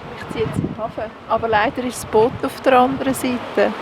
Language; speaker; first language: German; native; German